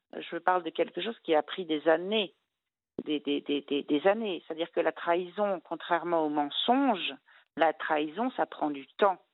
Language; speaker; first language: French; native; French